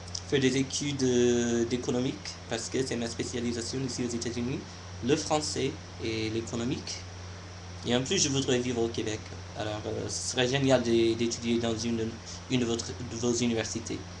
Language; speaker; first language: French; non-native, fluent; English